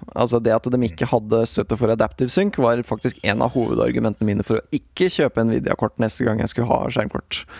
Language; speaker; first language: Norwegian; native; Norwegian